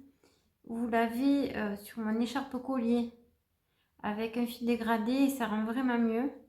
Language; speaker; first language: French; native; French